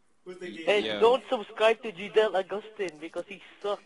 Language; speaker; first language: English; native; English